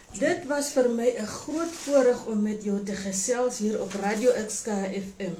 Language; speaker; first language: Afrikaans; non-native, local second language; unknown